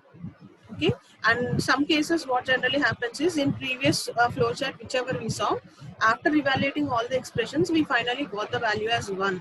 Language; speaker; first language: English; non-native, local second language; Telugu